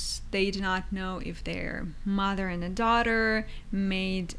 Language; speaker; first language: English; non-native, fluent; Ukrainian